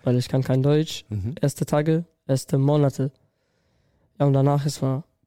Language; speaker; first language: German; non-native, learner; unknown